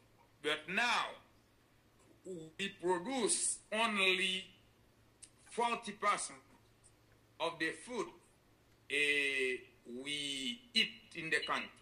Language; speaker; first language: English; non-native, learner; Haitian Creole